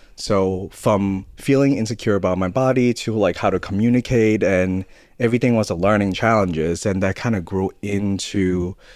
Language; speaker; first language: English; early bilingual, other home language; Cantonese